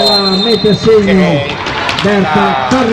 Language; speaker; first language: Italian; native; Italian